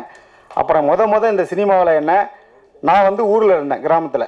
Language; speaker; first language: Tamil; native; Tamil